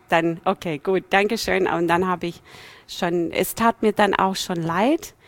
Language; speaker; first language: German; non-native, fluent; English